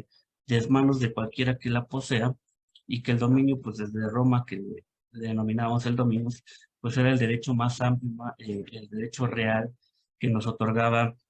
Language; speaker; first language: Spanish; native; Spanish